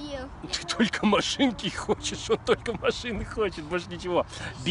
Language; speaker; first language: Russian; native; Russian